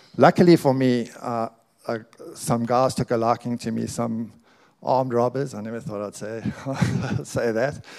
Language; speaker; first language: English; native; English